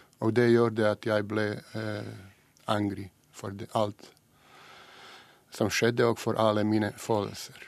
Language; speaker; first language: Norwegian; non-native, fluent; Bosnian